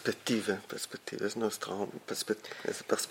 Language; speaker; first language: German; non-native, learner; Spanish